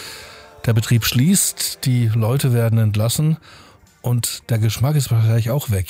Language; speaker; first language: German; native; German